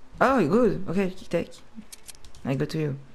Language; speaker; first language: English; non-native, learner; French